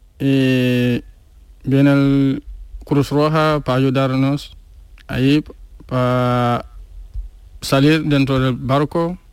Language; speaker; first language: Spanish; non-native, learner; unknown